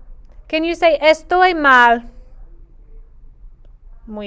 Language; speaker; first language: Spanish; non-native, fluent; English